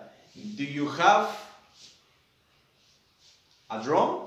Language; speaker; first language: English; non-native, fluent; Spanish